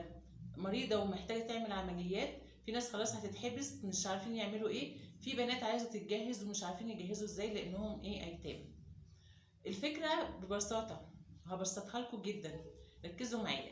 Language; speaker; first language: Arabic; native; Arabic